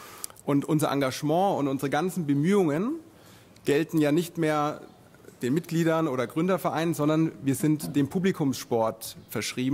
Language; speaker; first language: German; native; German